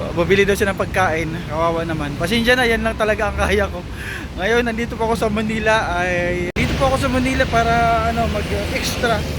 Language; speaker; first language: Filipino; native; Filipino